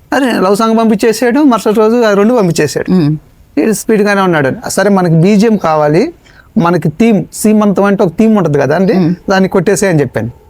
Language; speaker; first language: Telugu; native; Telugu